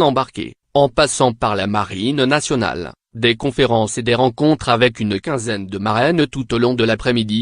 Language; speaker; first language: French; native; French